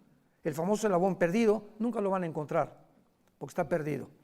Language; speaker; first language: Spanish; native; Spanish